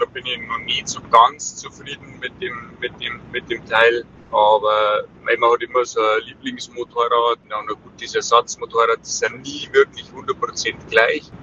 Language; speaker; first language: German; native; German